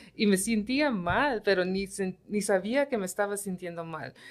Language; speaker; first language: Spanish; early bilingual, heritage; Spanish